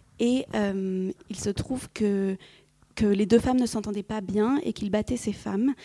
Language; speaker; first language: French; early bilingual, other home language; Vietnamese